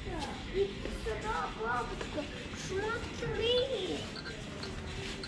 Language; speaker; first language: Russian; early bilingual, heritage; Russian